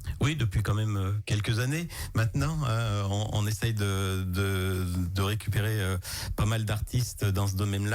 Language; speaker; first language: French; native; French